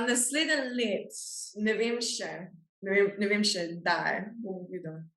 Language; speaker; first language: Slovenian; early bilingual, heritage; Slovenian